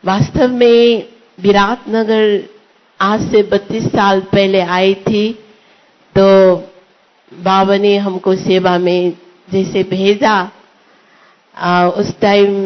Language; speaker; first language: Hindi; non-native, local second language; Nepali